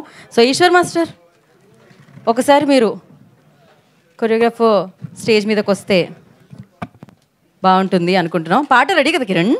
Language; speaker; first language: Telugu; native; Telugu